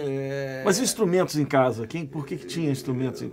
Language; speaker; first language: Portuguese; native; Portuguese